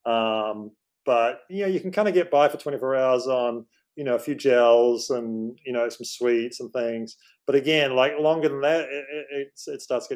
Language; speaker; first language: English; native; English